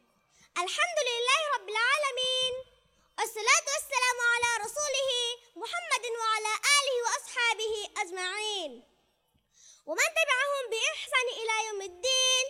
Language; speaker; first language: Arabic; non-native, learner; Bangla